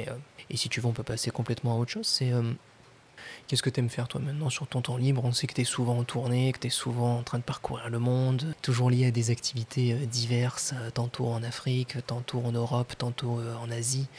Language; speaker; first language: French; native; French